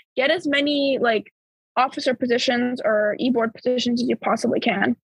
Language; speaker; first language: English; early bilingual, other home language; Bulgarian